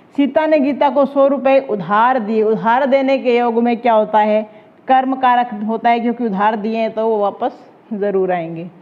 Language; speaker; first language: Hindi; native; Hindi